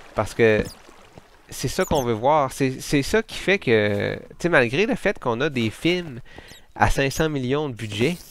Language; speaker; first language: French; native; French